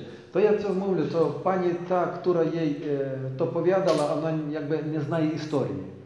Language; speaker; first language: Polish; non-native, learner; Ukrainian